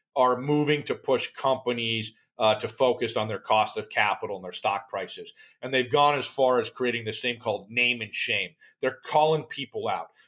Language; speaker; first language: English; native; English